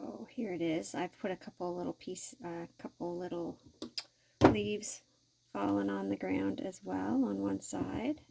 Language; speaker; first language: English; native; English